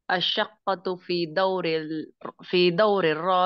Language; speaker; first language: Arabic; non-native, learner; Urdu